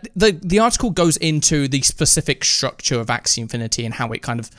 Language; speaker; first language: English; early bilingual, other home language; Filipino